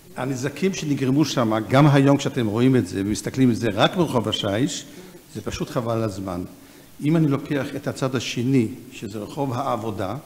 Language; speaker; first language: Hebrew; native; Hebrew